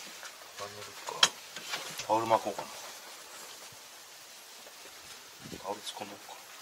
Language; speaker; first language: Japanese; native; Japanese